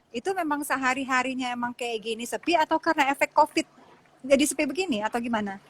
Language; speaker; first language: Indonesian; native; Indonesian